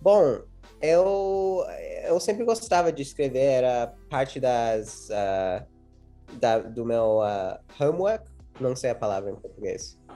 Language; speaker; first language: Portuguese; early bilingual, heritage; English